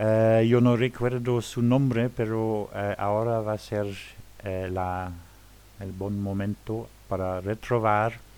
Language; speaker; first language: Spanish; non-native, fluent; Luxembourgish